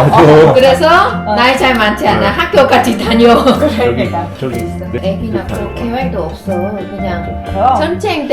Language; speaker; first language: Korean; non-native, learner; Vietnamese